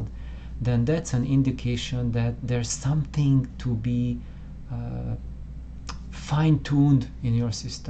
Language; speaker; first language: English; non-native, fluent; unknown